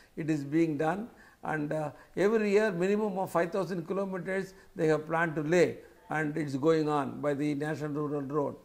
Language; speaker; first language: English; non-native, local second language; Tamil